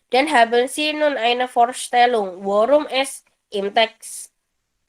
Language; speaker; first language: German; non-native, fluent; Indonesian